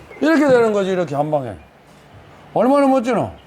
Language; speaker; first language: Korean; native; Korean